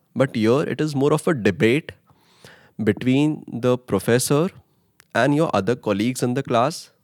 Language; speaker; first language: English; non-native, local second language; Hindi